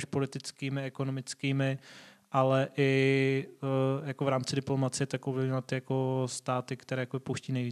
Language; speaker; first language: Czech; native; Czech